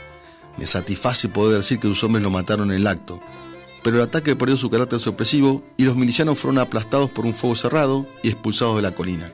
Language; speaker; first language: Spanish; native; Spanish